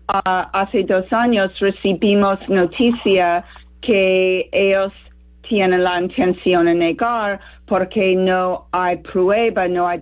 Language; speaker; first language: Spanish; non-native, fluent; English